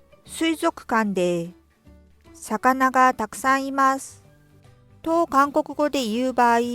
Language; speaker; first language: Japanese; non-native, fluent; Korean